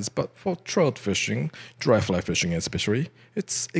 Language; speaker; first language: English; non-native, fluent; Japanese